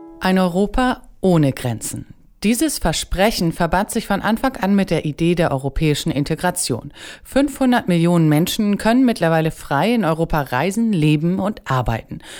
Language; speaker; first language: German; native; German